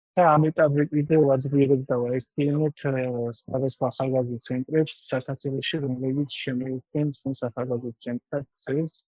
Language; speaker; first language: Georgian; non-native, local second language; Armenian